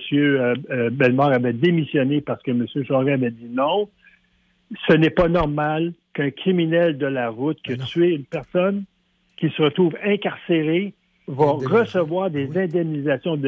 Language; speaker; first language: French; native; French